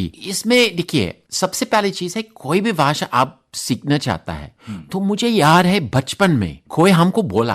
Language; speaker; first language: Hindi; non-native, fluent; English